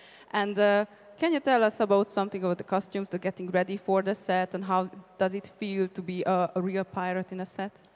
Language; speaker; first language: English; non-native, fluent; Hungarian